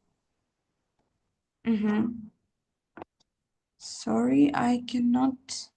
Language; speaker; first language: English; non-native, fluent; Uzbek